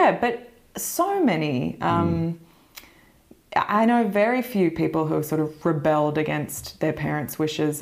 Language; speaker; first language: English; native; English